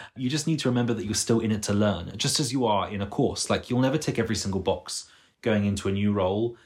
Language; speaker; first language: English; native; English